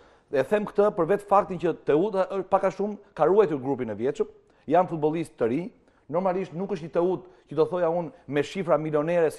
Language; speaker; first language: Albanian; native; Albanian